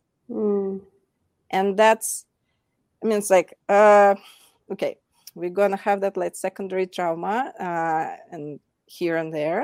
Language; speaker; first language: English; non-native, fluent; Russian